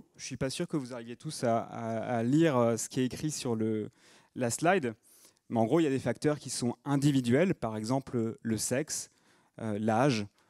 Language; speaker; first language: French; native; French